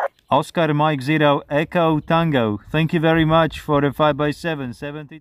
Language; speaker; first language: English; non-native, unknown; Slovak